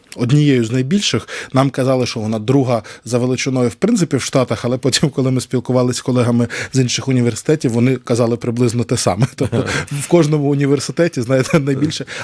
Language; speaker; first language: Ukrainian; native; Ukrainian